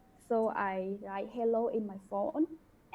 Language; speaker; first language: English; non-native, learner; Khmer